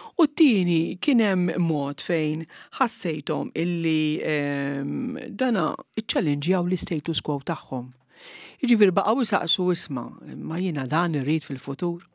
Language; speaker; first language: Maltese; native; Maltese